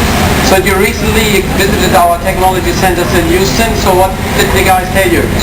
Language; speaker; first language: English; native; English